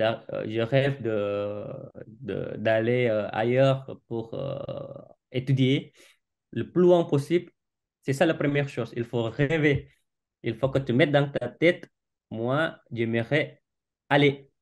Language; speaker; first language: French; non-native, fluent; Indonesian